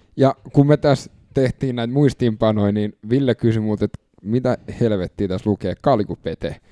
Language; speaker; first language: Finnish; native; Finnish